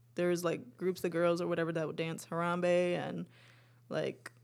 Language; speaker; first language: English; early bilingual, other home language; Spanish